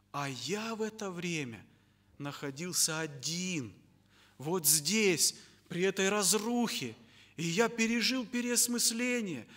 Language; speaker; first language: Russian; native; Russian